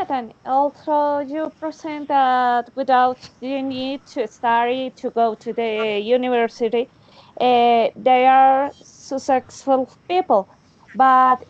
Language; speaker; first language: English; non-native, learner; Spanish